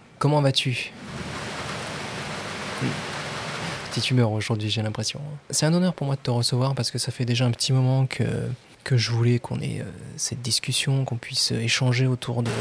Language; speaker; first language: French; native; French